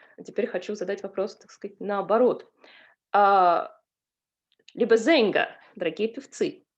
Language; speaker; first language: Russian; native; Russian